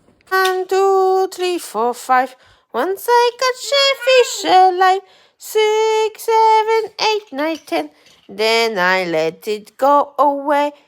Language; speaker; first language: English; non-native, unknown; Polish